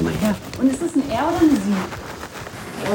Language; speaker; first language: German; non-native, learner; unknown